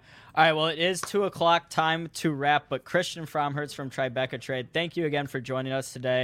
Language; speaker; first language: English; native; English